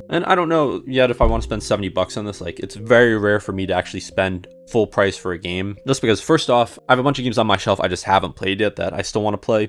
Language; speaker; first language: English; native; English